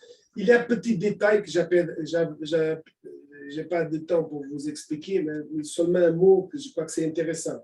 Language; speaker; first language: French; non-native, fluent; Portuguese